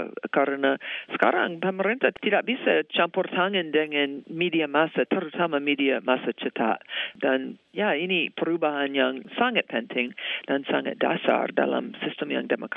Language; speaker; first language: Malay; non-native, fluent; English